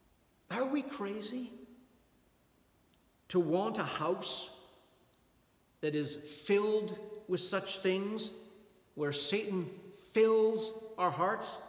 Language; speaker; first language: English; native; English